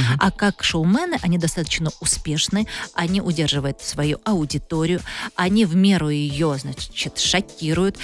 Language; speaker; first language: Russian; native; Russian